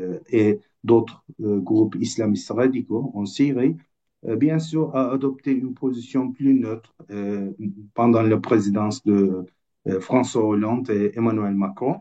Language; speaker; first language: French; non-native, fluent; Turkish